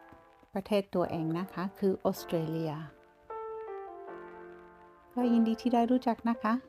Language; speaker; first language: Thai; non-native, fluent; English